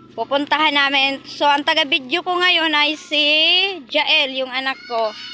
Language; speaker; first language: Filipino; non-native, local second language; Masbatenyo